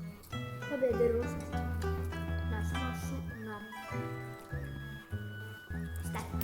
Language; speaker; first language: Icelandic; non-native, learner; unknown